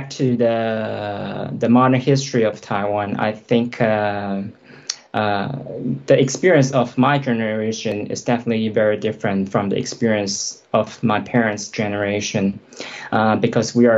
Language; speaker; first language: English; non-native, fluent; Chinese